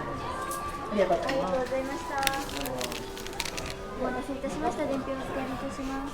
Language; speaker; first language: Japanese; native; Japanese